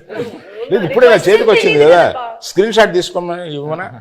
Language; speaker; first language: Telugu; native; Telugu